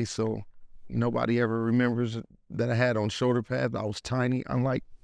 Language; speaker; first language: English; native; English